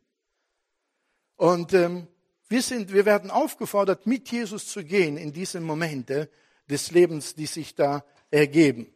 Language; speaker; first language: German; non-native, fluent; Italian